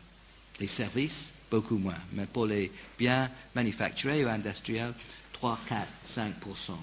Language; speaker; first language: French; non-native, fluent; English